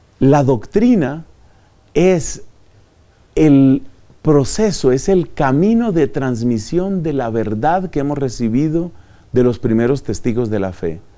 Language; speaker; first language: Spanish; native; Spanish